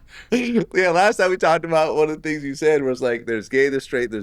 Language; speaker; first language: English; native; English